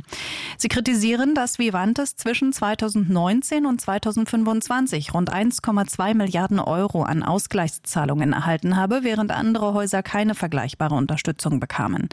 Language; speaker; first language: German; native; German